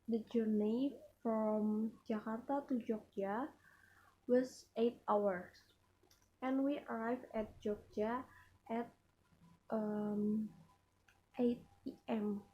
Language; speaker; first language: English; non-native, learner; Indonesian